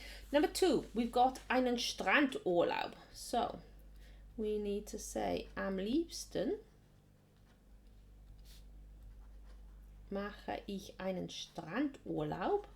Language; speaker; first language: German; non-native, fluent; English